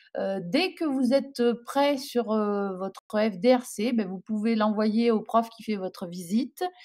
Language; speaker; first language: French; native; French